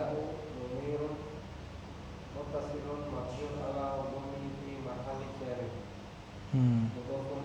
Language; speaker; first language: Arabic; non-native, learner; Indonesian